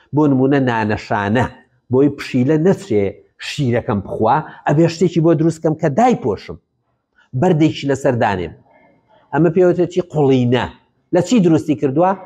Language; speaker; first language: Central Kurdish; native; Central Kurdish